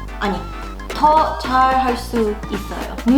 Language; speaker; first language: Korean; non-native, learner; Filipino